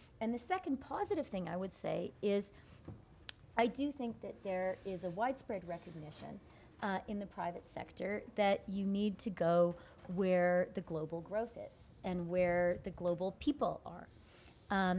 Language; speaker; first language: English; native; English